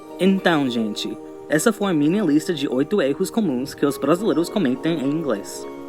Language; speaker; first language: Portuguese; non-native, fluent; English